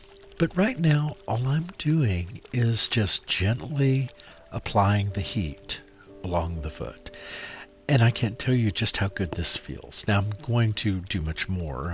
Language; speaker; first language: English; native; English